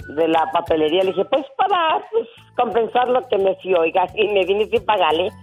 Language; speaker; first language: Spanish; native; Spanish